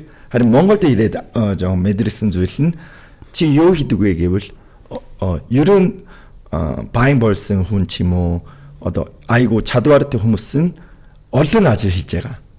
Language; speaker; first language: Mongolian; non-native, fluent; Korean